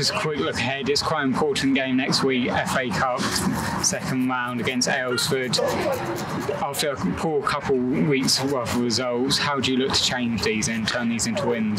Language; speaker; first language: English; native; English